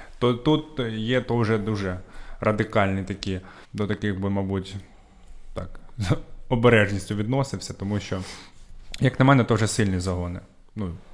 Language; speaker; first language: Ukrainian; native; Ukrainian